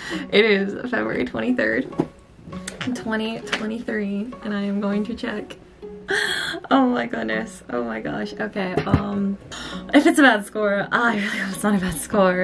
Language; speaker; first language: English; native; English